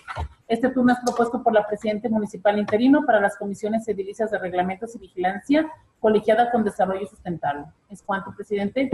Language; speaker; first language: Spanish; native; Spanish